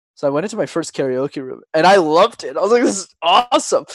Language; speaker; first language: English; non-native, fluent; Tamil